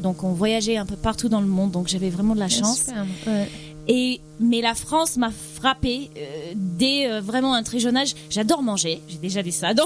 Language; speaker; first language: French; non-native, fluent; English